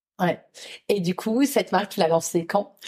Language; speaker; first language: French; native; French